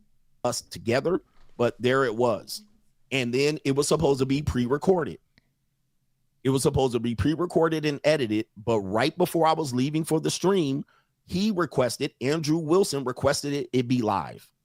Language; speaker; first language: English; native; English